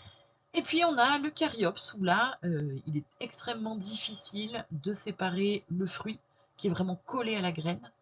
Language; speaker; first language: French; native; French